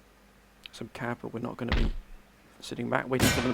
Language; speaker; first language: English; native; English